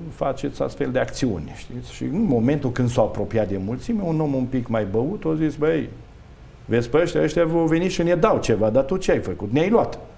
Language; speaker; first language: Romanian; native; Romanian